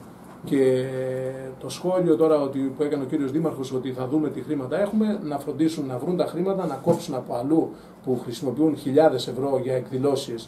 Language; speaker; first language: Greek; native; Greek